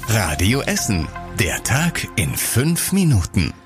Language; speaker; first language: German; native; German